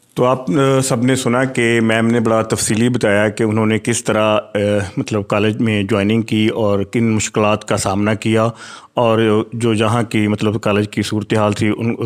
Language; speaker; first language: Urdu; non-native, local second language; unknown